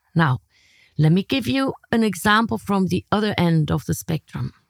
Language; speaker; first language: English; non-native, fluent; German